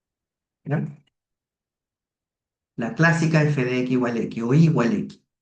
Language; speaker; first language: Spanish; native; Spanish